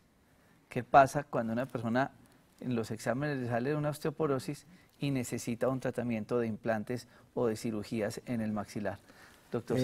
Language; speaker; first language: Spanish; native; Spanish